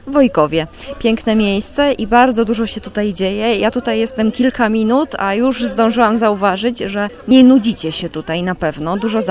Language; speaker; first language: Polish; native; Polish